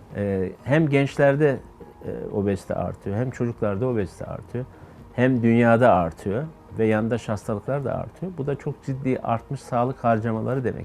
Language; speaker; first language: Turkish; native; Turkish